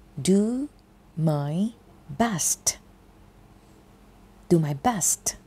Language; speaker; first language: English; non-native, fluent; Thai